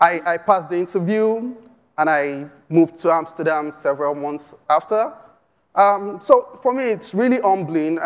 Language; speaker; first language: English; non-native, local second language; Yoruba